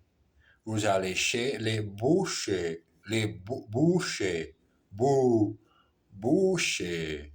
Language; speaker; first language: French; non-native, learner; Portuguese